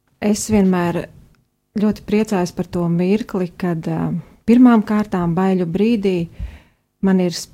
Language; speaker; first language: Latvian; native; Latvian